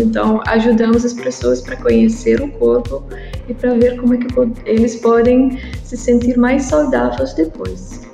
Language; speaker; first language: Portuguese; non-native, learner; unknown